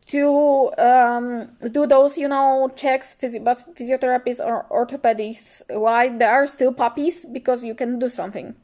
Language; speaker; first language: English; non-native, fluent; Polish